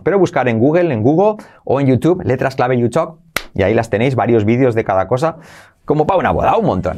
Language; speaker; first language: Spanish; native; Spanish